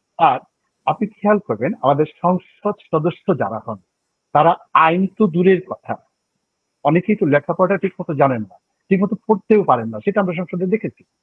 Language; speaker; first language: Bangla; native; Bangla